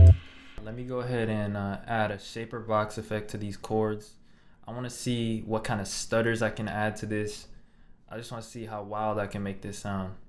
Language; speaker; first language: English; native; English